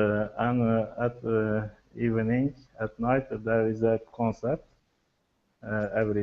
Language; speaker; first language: English; non-native, learner; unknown